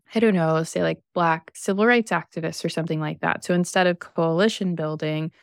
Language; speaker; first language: English; native; English